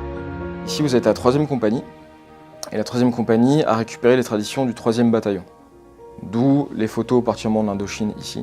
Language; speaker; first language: French; native; French